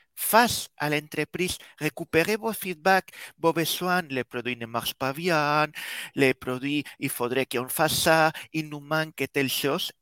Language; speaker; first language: French; non-native, fluent; Spanish